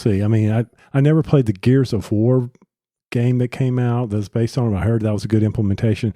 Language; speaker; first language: English; native; English